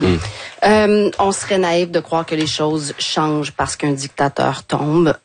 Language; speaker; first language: French; native; French